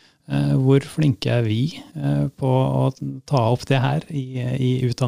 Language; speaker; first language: Norwegian; native; Norwegian